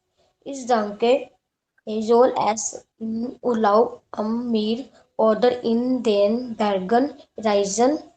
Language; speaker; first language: German; non-native, learner; Hindi